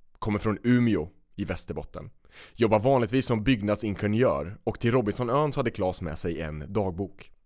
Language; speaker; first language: Swedish; native; Swedish